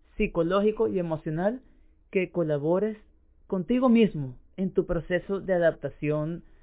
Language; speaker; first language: Spanish; native; Spanish